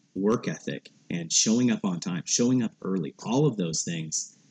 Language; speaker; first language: English; native; English